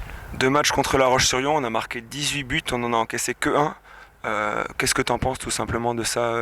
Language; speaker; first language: French; native; French